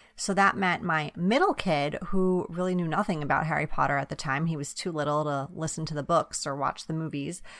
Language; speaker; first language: English; native; English